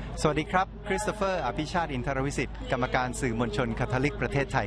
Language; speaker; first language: Thai; native; Thai